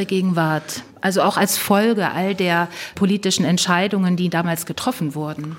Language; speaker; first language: German; native; German